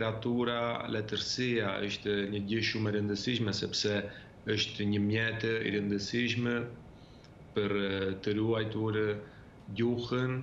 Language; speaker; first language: Albanian; early bilingual, heritage; Albanian